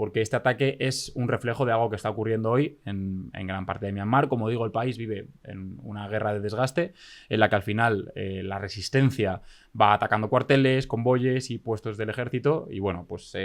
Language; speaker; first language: Spanish; native; Spanish